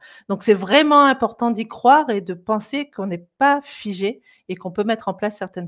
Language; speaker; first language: French; native; French